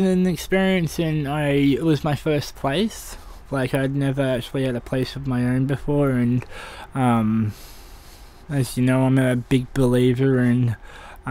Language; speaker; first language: English; native; English